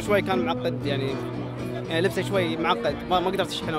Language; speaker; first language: Arabic; native; Arabic